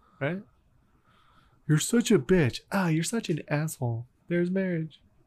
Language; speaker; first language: English; early bilingual, other home language; Spanish